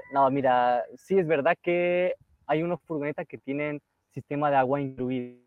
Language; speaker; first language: Spanish; non-native, fluent; French